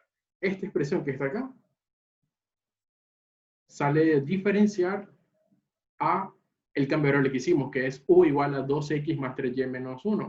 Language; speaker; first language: Spanish; native; Spanish